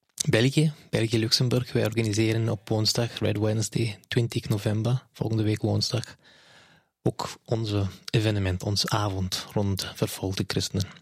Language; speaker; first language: Dutch; non-native, fluent; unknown